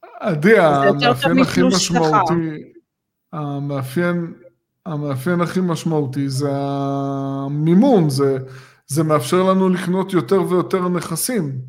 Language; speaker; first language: Hebrew; native; Hebrew